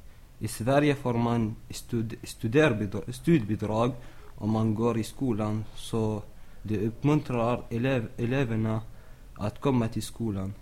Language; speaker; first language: Swedish; non-native, learner; Arabic